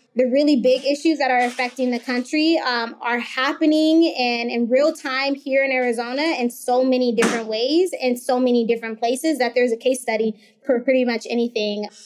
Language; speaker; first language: English; native; English